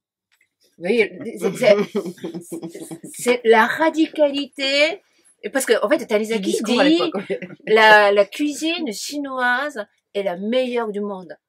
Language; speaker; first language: French; non-native, fluent; Japanese